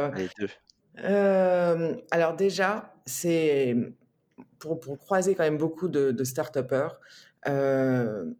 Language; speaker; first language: French; native; French